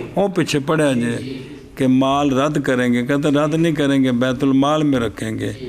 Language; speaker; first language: Urdu; non-native, local second language; Punjabi